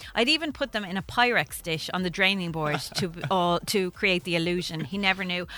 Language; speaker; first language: English; native; English